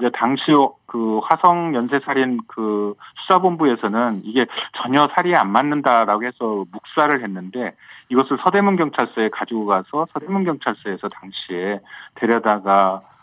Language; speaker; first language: Korean; native; Korean